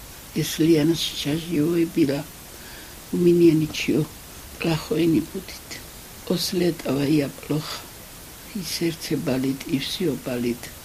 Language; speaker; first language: Russian; non-native, local second language; Georgian